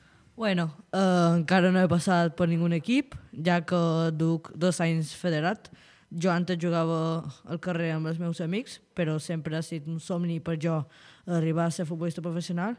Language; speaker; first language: Catalan; non-native, local second language; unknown